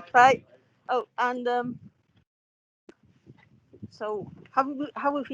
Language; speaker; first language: English; non-native, fluent; Spanish